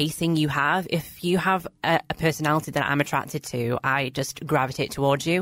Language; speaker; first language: English; native; English